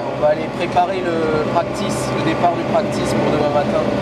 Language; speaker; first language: French; native; French